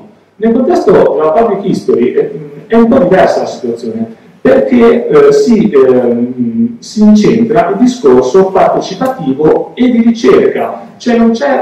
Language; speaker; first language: Italian; native; Italian